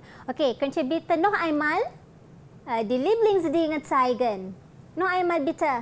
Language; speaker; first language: German; non-native, fluent; Malay